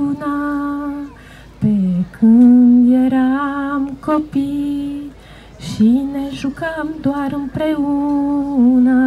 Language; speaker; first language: French; early bilingual, other home language; Romanian